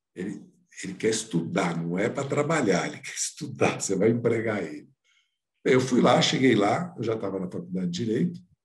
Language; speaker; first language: Portuguese; native; Portuguese